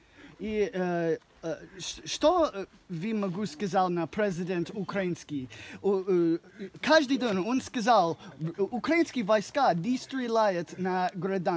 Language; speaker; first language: Russian; non-native, learner; English